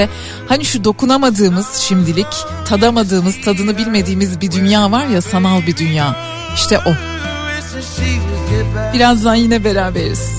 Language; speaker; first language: Turkish; native; Turkish